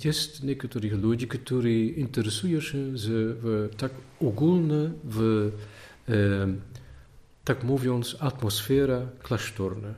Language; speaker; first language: Polish; non-native, learner; Dutch